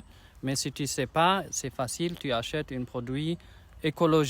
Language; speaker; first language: French; non-native, learner; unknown